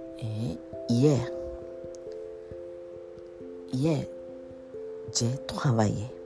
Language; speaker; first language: French; non-native, fluent; Japanese